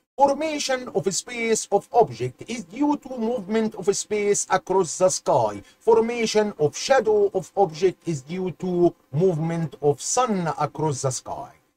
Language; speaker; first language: English; non-native, fluent; Arabic